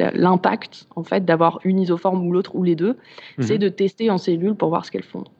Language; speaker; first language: French; native; French